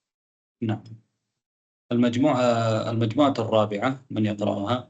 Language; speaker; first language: Arabic; non-native, fluent; Tamil